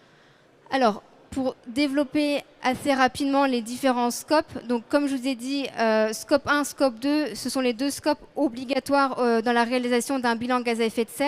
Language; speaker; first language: French; native; French